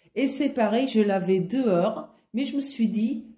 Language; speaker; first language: French; non-native, fluent; Portuguese